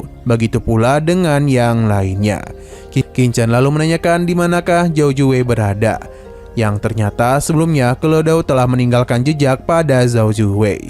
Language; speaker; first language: Indonesian; native; Indonesian